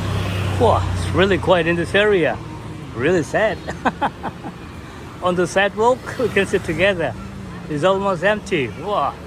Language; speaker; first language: English; non-native, learner; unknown